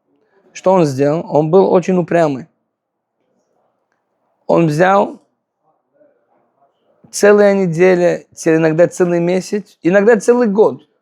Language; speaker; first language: Russian; non-native, fluent; Hebrew